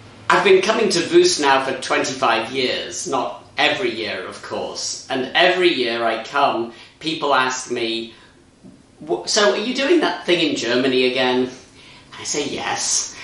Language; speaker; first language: English; native; English